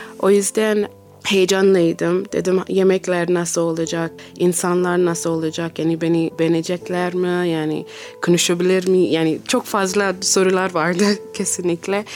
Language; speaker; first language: Turkish; non-native, learner; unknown